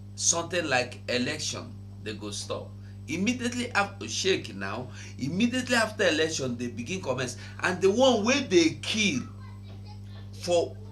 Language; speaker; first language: Nigerian Pidgin; non-native, local second language; Igbo